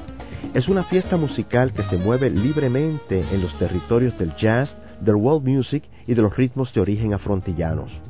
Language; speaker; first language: Spanish; native; Spanish